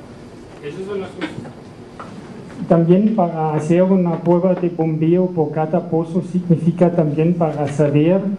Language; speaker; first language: Spanish; non-native, fluent; German